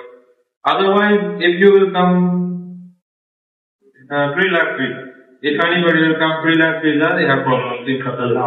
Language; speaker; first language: English; non-native, learner; Bangla